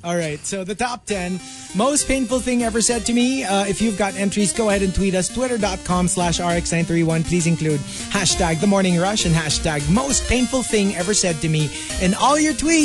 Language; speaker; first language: English; non-native, local second language; Filipino